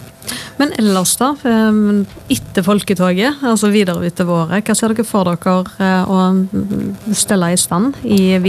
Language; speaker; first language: Norwegian; native; Norwegian